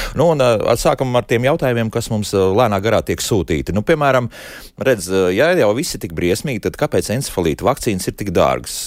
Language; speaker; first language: Latvian; native; Latvian